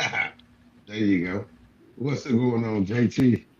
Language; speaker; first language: English; native; English